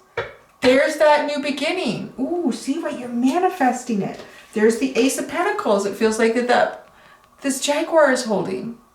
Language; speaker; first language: English; native; English